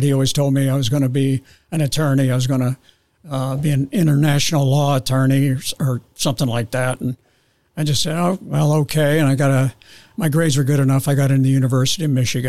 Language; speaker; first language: English; native; English